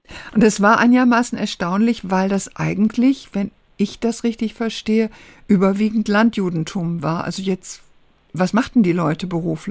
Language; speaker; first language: German; native; German